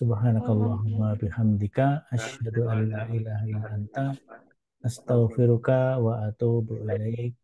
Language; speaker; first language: Indonesian; native; Indonesian